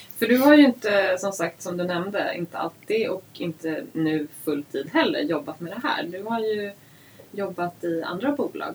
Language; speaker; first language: Swedish; native; Swedish